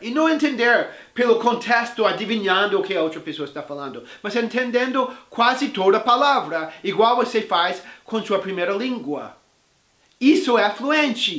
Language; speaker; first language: Portuguese; non-native, fluent; English